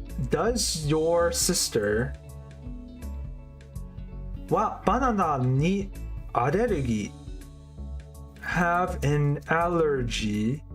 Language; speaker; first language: Japanese; non-native, learner; English